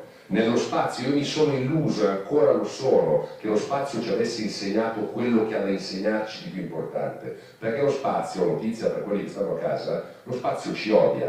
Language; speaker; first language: Italian; native; Italian